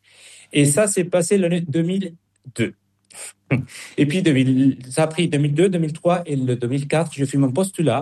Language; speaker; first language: French; non-native, fluent; Spanish